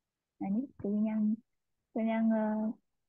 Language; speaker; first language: Korean; non-native, learner; Vietnamese